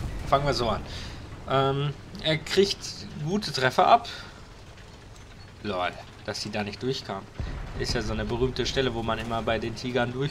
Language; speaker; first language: German; native; German